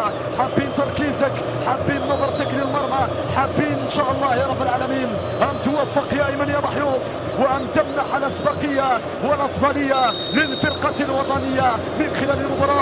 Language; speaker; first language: Arabic; native; Arabic